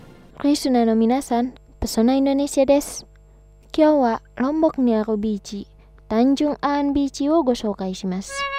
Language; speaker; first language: Japanese; non-native, fluent; Indonesian